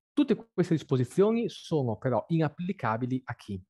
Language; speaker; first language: Italian; native; Italian